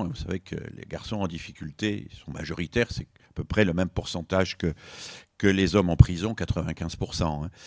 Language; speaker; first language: French; native; French